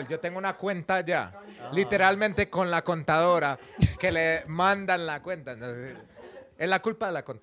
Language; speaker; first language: Spanish; early bilingual, heritage; Spanish